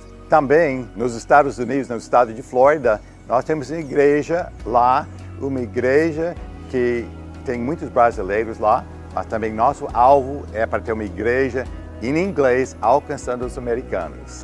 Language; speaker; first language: Portuguese; non-native, fluent; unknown